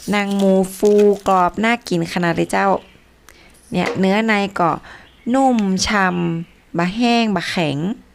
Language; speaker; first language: Thai; native; Thai